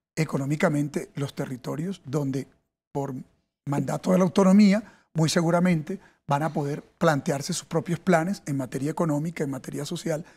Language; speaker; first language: Spanish; native; Spanish